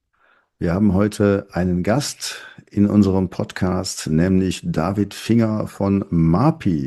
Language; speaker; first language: German; native; German